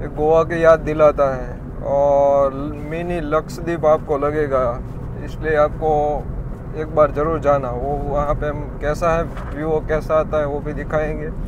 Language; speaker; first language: Hindi; non-native, local second language; Gujarati